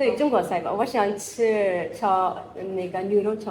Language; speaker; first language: Chinese; non-native, fluent; Urdu